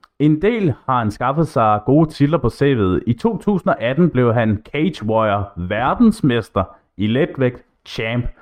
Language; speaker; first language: Danish; native; Danish